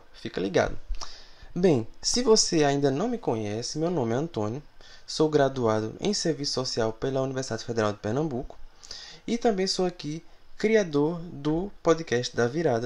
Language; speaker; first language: Portuguese; native; Portuguese